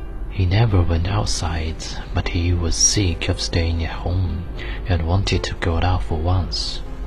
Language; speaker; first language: English; non-native, fluent; Chinese